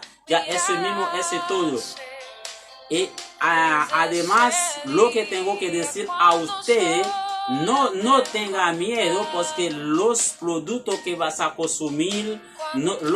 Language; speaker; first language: Spanish; non-native, learner; Haitian Creole